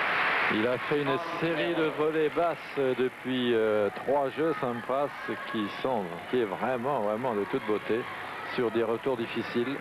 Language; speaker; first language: French; native; French